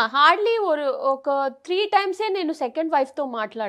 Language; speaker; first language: Telugu; non-native, local second language; Tamil